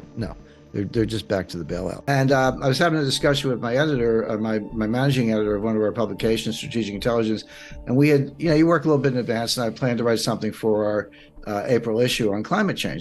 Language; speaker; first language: English; native; English